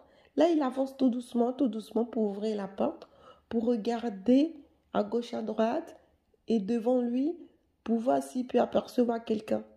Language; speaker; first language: French; native; French